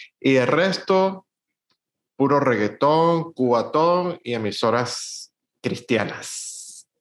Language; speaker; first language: Spanish; native; Spanish